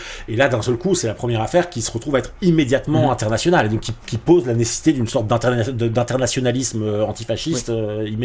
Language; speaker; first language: French; native; French